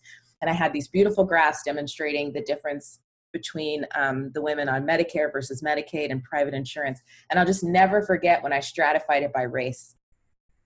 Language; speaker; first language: English; native; English